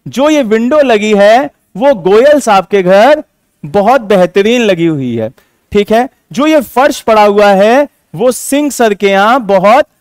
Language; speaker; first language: Hindi; native; Hindi